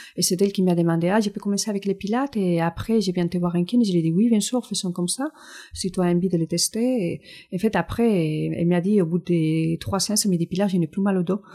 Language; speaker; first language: French; non-native, fluent; Spanish